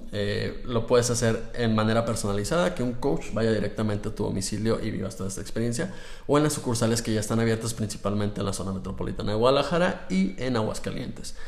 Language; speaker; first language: Spanish; native; Spanish